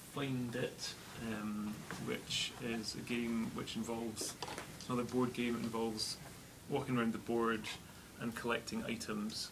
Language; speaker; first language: English; native; English